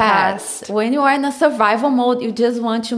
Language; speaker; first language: English; non-native, fluent; Portuguese